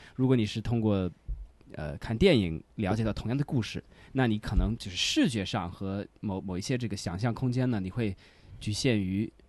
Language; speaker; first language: Chinese; non-native, fluent; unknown